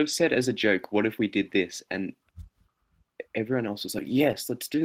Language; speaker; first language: English; native; English